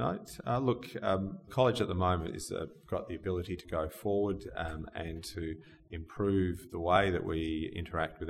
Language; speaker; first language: English; native; English